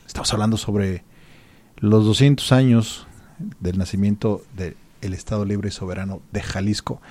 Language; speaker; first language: Spanish; native; Spanish